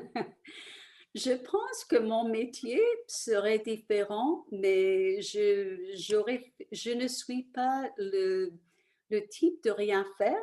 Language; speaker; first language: French; early bilingual, other home language; Italian